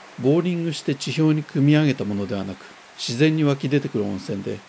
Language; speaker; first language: Japanese; native; Japanese